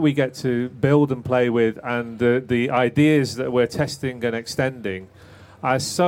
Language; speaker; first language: English; native; English